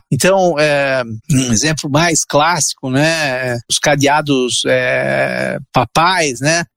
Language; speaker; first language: Portuguese; early bilingual, other home language; Italian